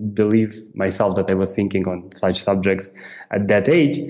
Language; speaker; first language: English; non-native, fluent; Romanian